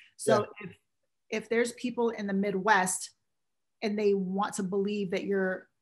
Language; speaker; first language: English; native; English